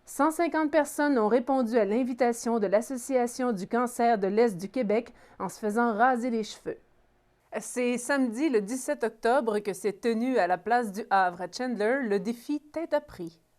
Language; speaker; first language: French; native; French